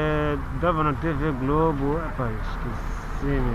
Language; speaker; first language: Portuguese; non-native, local second language; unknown